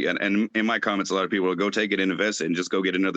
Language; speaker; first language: English; native; English